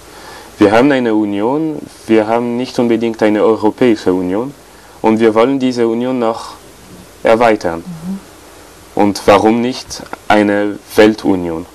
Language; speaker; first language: German; non-native, fluent; French